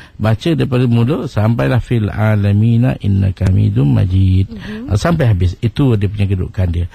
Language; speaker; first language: Malay; native; Malay